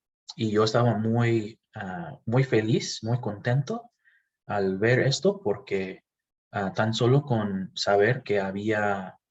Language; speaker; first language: Spanish; non-native, fluent; English